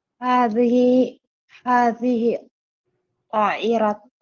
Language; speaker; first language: Arabic; non-native, learner; Filipino